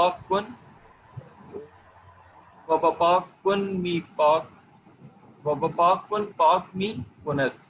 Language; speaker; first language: Persian; non-native, learner; Urdu